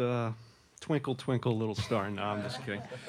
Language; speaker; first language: English; native; English